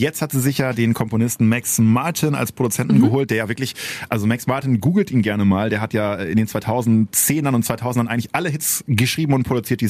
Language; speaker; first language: German; native; German